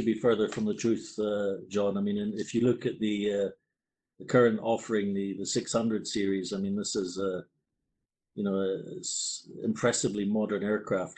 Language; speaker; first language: English; native; English